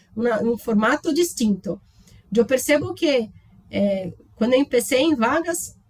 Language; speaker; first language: Spanish; non-native, learner; Portuguese